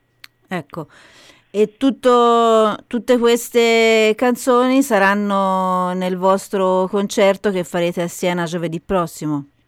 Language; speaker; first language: Italian; native; Italian